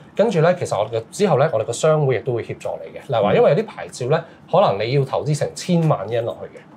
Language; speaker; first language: Cantonese; native; Cantonese